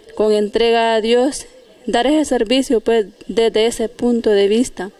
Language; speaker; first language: Spanish; native; Spanish